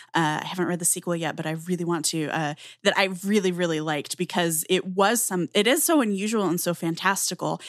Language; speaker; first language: English; native; English